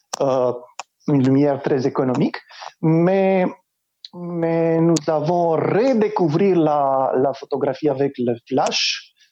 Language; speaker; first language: French; non-native, learner; Romanian